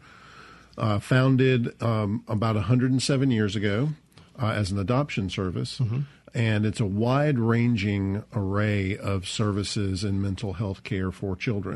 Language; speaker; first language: English; native; English